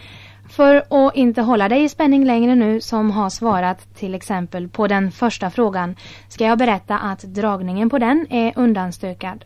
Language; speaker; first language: Swedish; native; Swedish